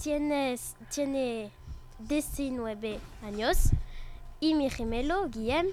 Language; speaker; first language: Spanish; non-native, learner; French